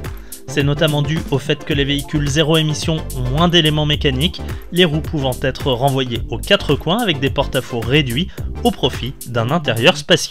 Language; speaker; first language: French; native; French